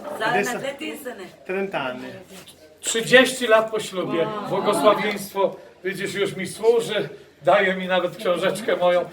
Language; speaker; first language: Polish; non-native, learner; Arabic